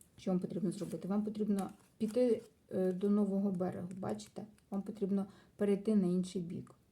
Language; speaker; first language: Ukrainian; non-native, local second language; Russian